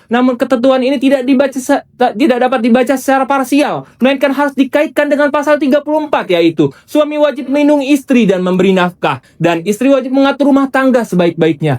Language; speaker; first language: Indonesian; native; Indonesian